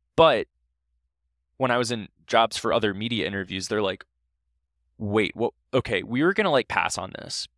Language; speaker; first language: English; native; English